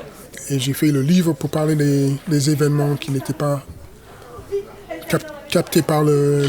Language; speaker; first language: French; non-native, fluent; English